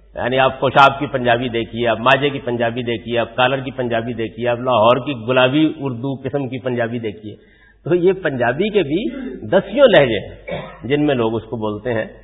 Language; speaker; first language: Urdu; non-native, local second language; Punjabi